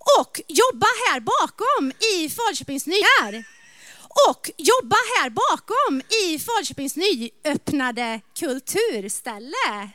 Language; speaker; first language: Swedish; native; Swedish